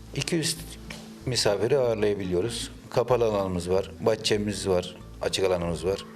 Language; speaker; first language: Turkish; native; Turkish